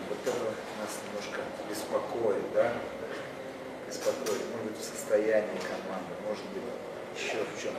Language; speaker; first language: Russian; native; Russian